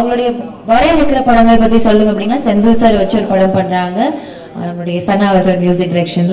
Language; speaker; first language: Tamil; native; Tamil